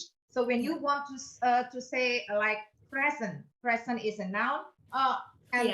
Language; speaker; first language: English; non-native, fluent; Indonesian